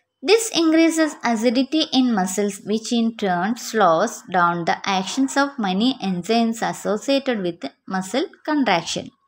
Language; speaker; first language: English; non-native, local second language; Malayalam